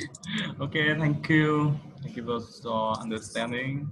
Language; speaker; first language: English; non-native, fluent; Vietnamese